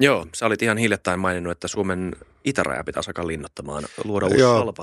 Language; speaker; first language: Finnish; native; Finnish